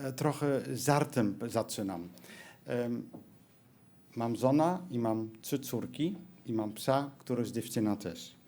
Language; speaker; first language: Polish; non-native, learner; Dutch